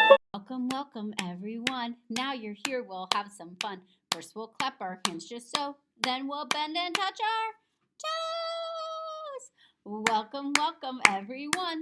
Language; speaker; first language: English; native; English